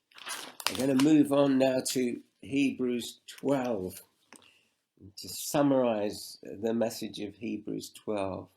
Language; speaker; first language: English; native; English